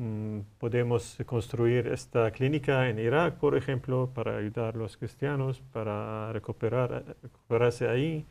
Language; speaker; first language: Spanish; non-native, learner; Arabic